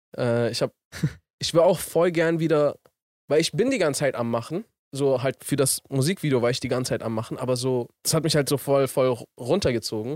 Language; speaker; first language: German; early bilingual, other home language; Persian